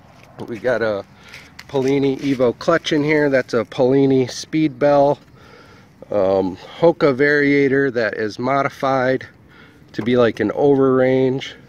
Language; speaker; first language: English; native; English